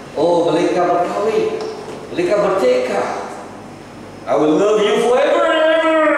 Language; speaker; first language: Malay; non-native, local second language; Chinese